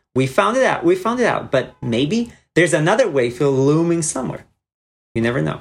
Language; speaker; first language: English; non-native, fluent; Croatian